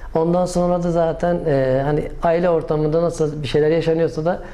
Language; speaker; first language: Turkish; native; Turkish